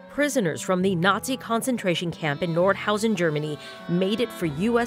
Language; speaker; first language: English; native; English